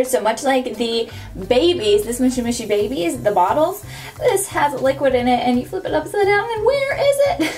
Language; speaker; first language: English; native; English